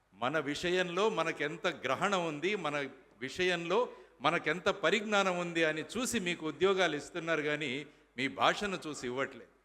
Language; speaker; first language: Telugu; native; Telugu